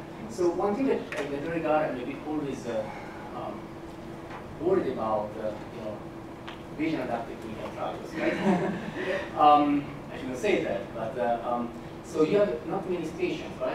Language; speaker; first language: English; non-native, fluent; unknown